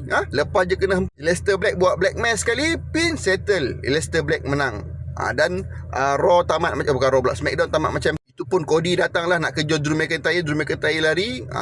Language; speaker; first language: Malay; native; Malay